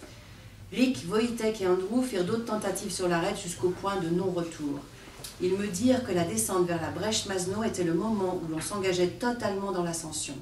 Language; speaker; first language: French; native; French